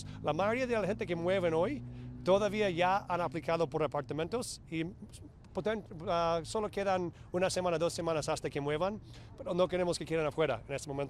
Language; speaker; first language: Spanish; non-native, fluent; English